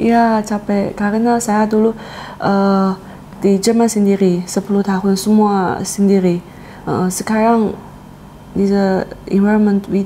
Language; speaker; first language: Indonesian; non-native, learner; Chinese